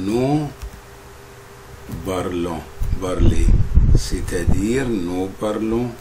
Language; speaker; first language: French; non-native, fluent; Arabic